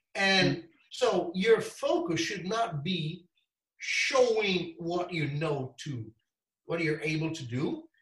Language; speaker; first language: English; non-native, fluent; Italian